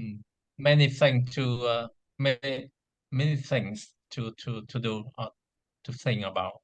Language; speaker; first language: English; non-native, learner; Vietnamese